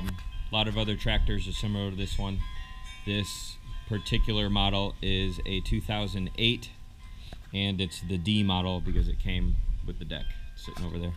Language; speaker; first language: English; native; English